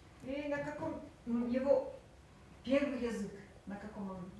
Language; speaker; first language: Russian; non-native, learner; French